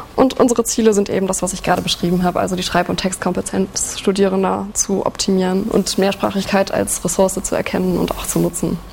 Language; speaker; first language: German; native; German